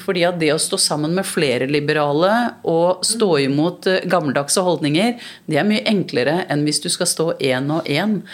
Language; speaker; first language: Norwegian; early bilingual, other home language; Urdu